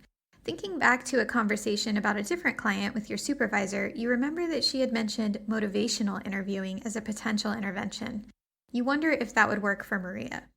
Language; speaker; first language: English; native; English